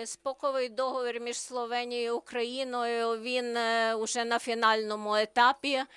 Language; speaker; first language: Ukrainian; non-native, learner; Slovenian